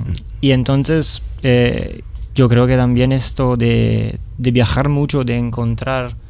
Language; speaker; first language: Spanish; non-native, fluent; Italian